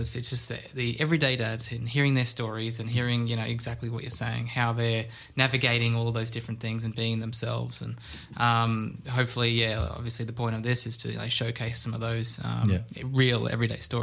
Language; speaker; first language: English; native; English